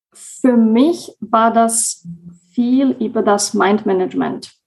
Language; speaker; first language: German; non-native, fluent; Slovak